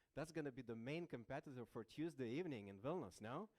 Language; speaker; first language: English; non-native, fluent; Lithuanian